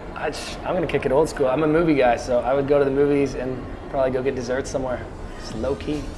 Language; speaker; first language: English; native; English